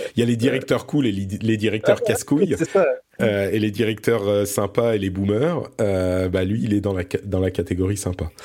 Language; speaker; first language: French; early bilingual, other home language; Arabic